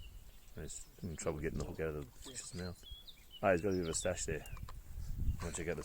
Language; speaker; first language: English; native; English